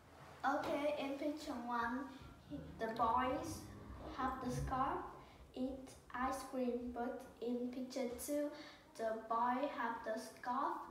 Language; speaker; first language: English; non-native, learner; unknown